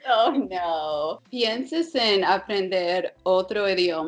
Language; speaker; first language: Spanish; non-native, fluent; English